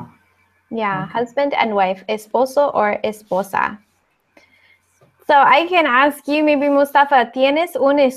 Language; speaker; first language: Spanish; non-native, fluent; English